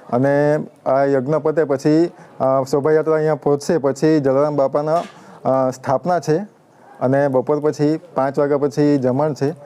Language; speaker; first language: Gujarati; native; Gujarati